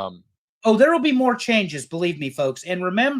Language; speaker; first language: English; native; English